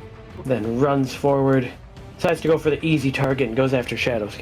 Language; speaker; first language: English; native; English